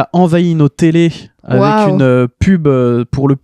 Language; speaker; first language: French; native; French